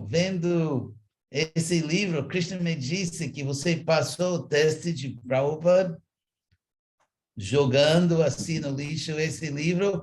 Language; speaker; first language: Portuguese; non-native, fluent; English